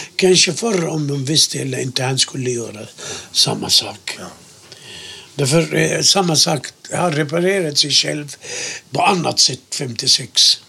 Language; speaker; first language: Swedish; non-native, fluent; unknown